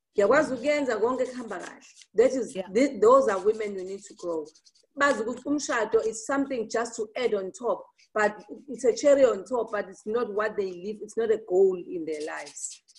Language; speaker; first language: English; non-native, local second language; Zulu